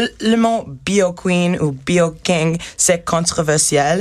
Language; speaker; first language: French; non-native, learner; English